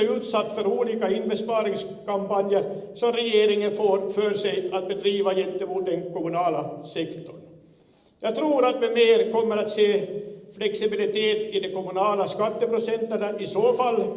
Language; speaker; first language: Swedish; native; Swedish